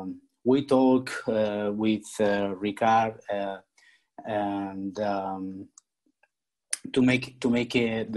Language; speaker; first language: English; non-native, learner; Spanish